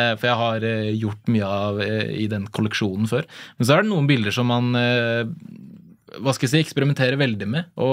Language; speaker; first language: Norwegian; native; Norwegian